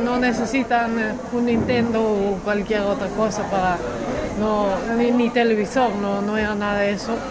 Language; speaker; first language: Spanish; non-native, fluent; Dutch